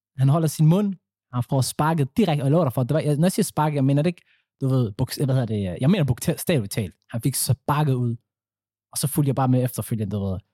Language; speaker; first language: Danish; early bilingual, other home language; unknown